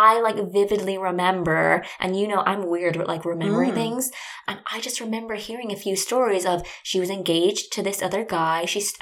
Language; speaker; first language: English; native; English